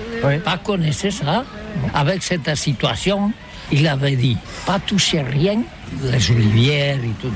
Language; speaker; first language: French; non-native, learner; Catalan